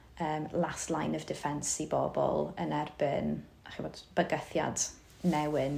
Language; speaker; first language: Welsh; native; Welsh